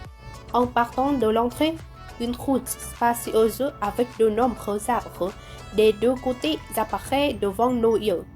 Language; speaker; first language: French; non-native, learner; Vietnamese